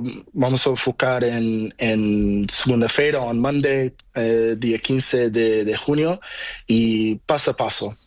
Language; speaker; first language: Spanish; non-native, learner; Portuguese